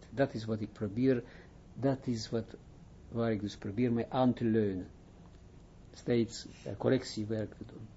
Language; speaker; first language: Dutch; non-native, fluent; Hebrew